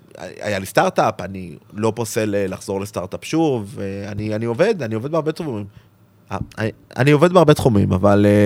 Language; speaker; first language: Hebrew; native; Hebrew